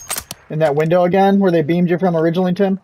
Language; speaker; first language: English; native; English